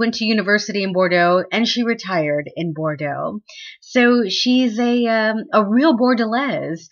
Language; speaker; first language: English; native; English